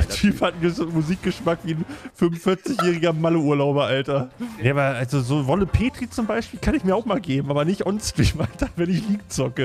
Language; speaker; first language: German; native; German